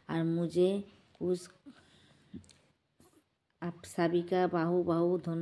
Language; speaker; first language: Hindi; non-native, learner; Bangla